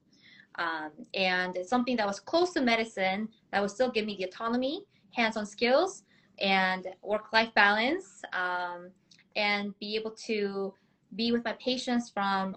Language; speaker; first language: English; native; English